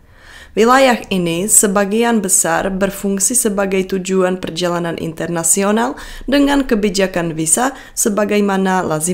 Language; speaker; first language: Indonesian; non-native, fluent; Czech